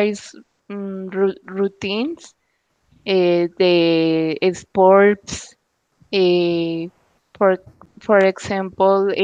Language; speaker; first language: English; non-native, learner; Spanish